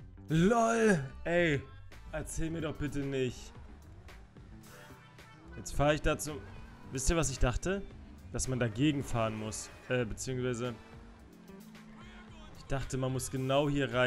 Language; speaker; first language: German; native; German